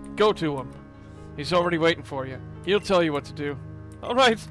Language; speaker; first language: English; native; English